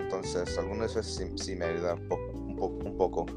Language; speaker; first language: Spanish; early bilingual, heritage; Spanish